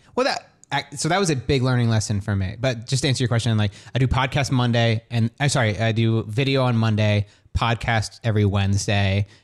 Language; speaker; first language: English; native; English